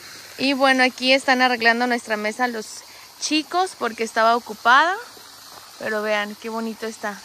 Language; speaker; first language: Spanish; native; Spanish